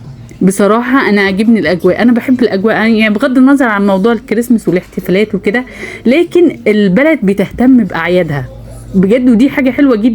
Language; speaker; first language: Arabic; native; Arabic